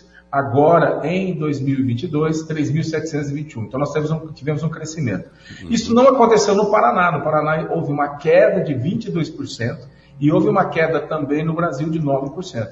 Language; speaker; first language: Portuguese; native; Portuguese